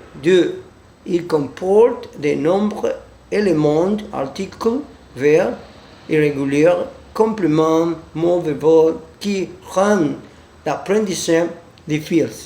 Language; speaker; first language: French; non-native, learner; Spanish